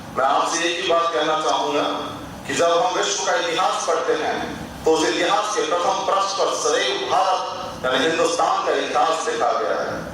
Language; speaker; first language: Hindi; native; Hindi